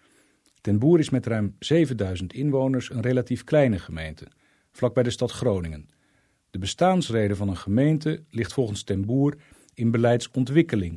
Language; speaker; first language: Dutch; native; Dutch